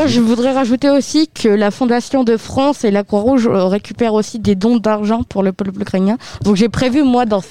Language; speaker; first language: French; native; French